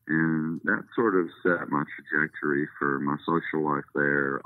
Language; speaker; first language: English; native; English